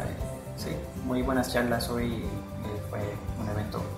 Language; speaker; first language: Spanish; early bilingual, heritage; Spanish